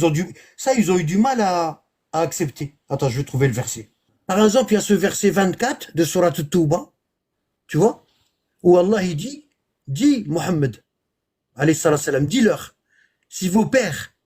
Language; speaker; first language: French; native; French